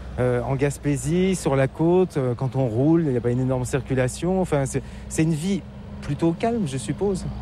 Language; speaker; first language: French; native; French